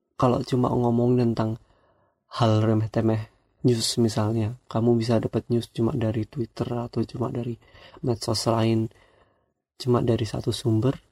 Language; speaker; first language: Indonesian; non-native, local second language; Javanese